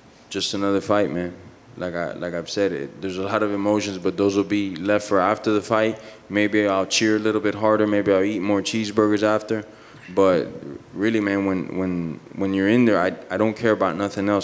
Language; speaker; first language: English; native; English